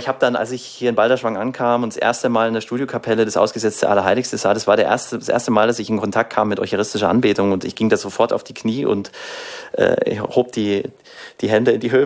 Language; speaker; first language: German; native; German